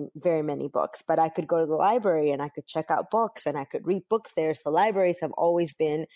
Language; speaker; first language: English; early bilingual, other home language; Spanish